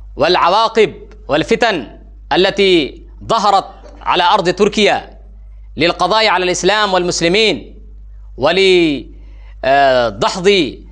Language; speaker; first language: Arabic; non-native, fluent; Urdu